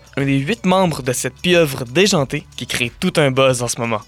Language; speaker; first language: French; native; French